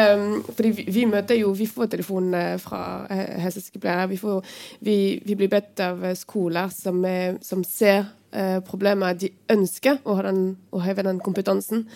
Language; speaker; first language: Norwegian; non-native, fluent; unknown